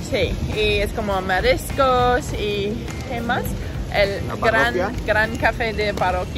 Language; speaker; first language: Spanish; non-native, learner; English